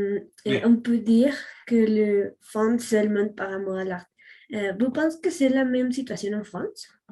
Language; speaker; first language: French; non-native, fluent; Spanish